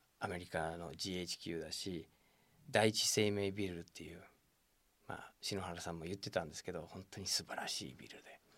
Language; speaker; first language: Japanese; non-native, fluent; English